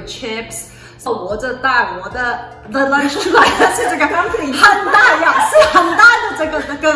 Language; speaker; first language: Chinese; early bilingual, other home language; Cantonese